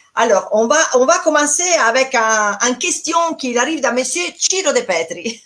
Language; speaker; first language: French; non-native, fluent; Italian